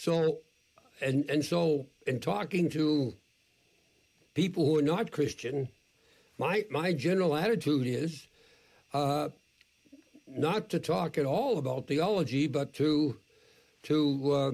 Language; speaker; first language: English; native; English